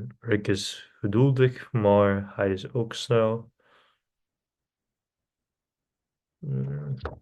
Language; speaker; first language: Dutch; non-native, learner; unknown